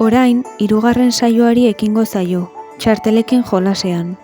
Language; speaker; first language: Basque; native; Basque